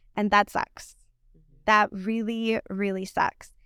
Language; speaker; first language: English; non-native, fluent; Spanish